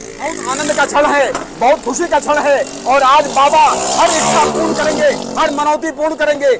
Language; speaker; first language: Hindi; native; Hindi